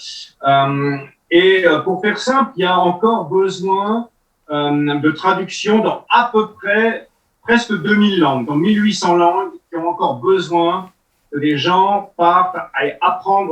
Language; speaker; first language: French; native; French